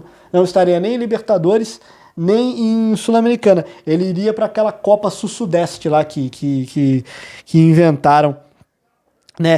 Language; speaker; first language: Portuguese; native; Portuguese